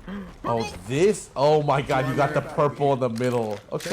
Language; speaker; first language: English; native; English